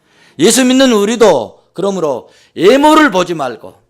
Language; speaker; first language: Korean; native; Korean